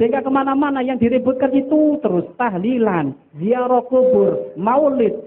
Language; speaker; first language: Indonesian; native; Indonesian